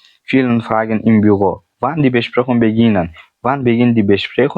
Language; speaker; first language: German; non-native, fluent; Uzbek